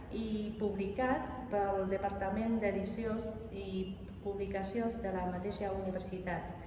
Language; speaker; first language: Catalan; non-native, fluent; Chinese